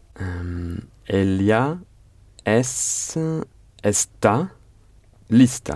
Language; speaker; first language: Spanish; non-native, learner; French